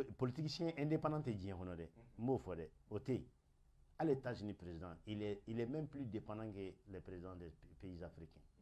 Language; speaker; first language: French; non-native, local second language; Bambara